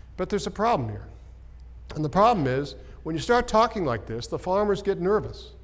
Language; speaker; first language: English; native; English